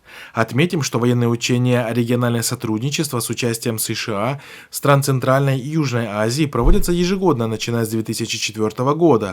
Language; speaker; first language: Russian; native; Russian